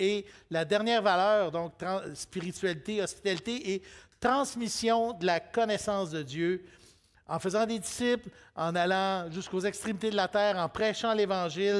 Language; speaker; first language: French; native; French